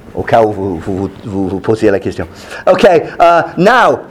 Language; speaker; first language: French; non-native, fluent; English